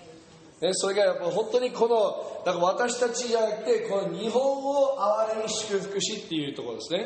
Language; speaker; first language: Japanese; non-native, fluent; English